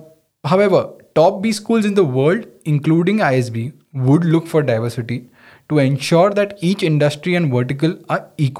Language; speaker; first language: English; non-native, local second language; Hindi